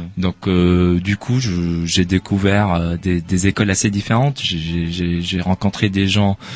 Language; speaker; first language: French; non-native, local second language; Arabic